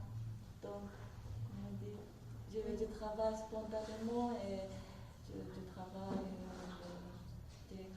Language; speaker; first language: French; non-native, fluent; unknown